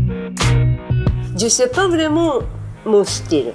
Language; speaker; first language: French; non-native, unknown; Japanese